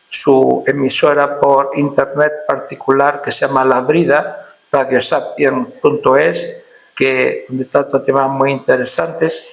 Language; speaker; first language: Spanish; native; Spanish